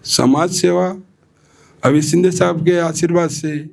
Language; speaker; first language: Hindi; non-native, local second language; Marathi